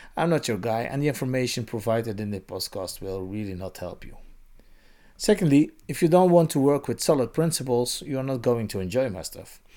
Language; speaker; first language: English; non-native, fluent; Dutch